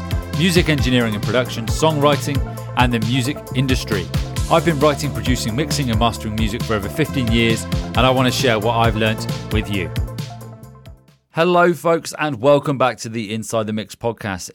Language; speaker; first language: English; native; English